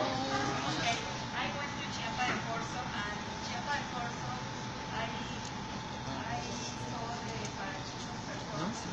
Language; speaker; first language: English; non-native, learner; Spanish